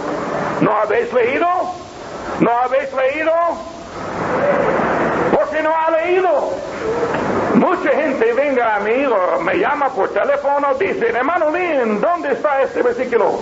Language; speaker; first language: Spanish; non-native, learner; English